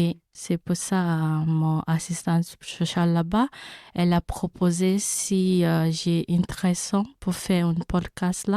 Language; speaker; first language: French; non-native, learner; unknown